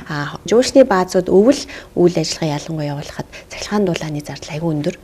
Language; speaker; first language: Mongolian; native; Mongolian